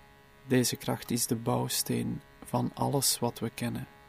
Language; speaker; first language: Dutch; native; Dutch